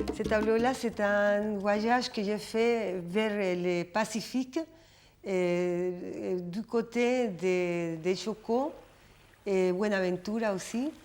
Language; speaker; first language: French; non-native, fluent; Spanish